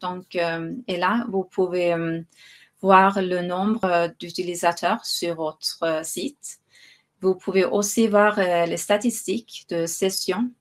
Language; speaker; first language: French; non-native, fluent; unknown